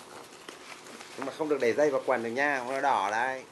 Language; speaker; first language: Vietnamese; native; Vietnamese